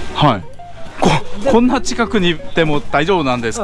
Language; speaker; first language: Japanese; non-native, learner; Korean